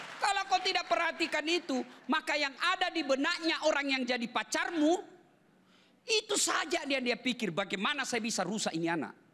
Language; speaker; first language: Indonesian; native; Indonesian